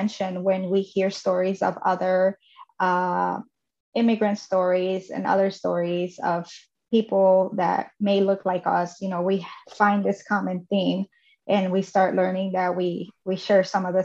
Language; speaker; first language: English; native; English